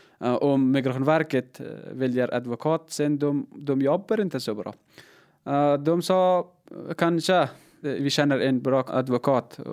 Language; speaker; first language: Swedish; non-native, learner; Persian